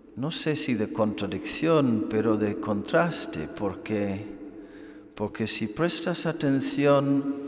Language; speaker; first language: Spanish; non-native, fluent; English